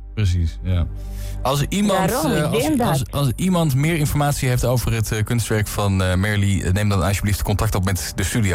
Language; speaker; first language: Dutch; native; Dutch